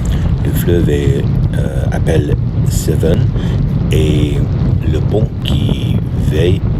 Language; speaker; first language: French; non-native, learner; English